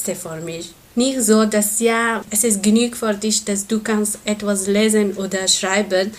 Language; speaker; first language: German; non-native, learner; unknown